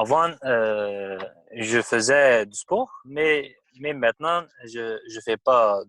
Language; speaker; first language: French; non-native, learner; Kurdish